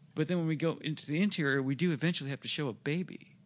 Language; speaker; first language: English; native; English